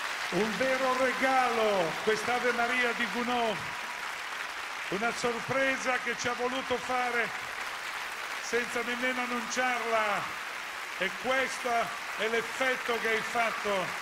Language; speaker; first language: Italian; native; Italian